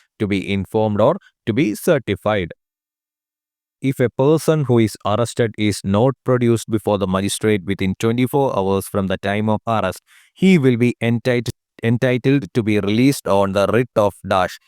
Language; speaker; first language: English; non-native, local second language; Malayalam